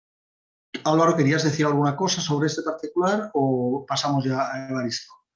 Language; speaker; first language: Spanish; native; Spanish